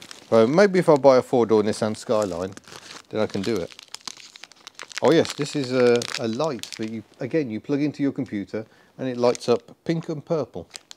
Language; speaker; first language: English; native; English